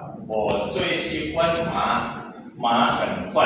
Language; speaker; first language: Chinese; non-native, learner; Indonesian